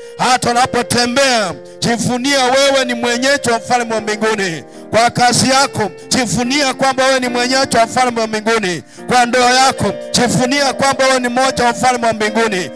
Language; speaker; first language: Swahili; non-native, local second language; Luyia